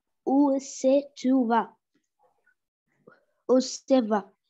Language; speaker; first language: French; non-native, learner; Arabic